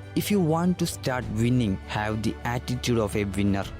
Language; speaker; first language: English; non-native, local second language; Malayalam